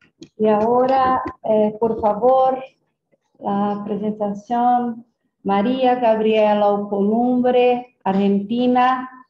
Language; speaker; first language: Spanish; non-native, fluent; Portuguese